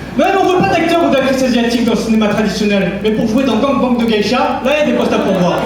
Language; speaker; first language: French; early bilingual, other home language; Vietnamese